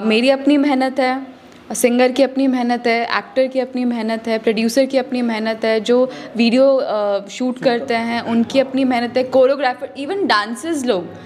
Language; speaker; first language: Hindi; native; Hindi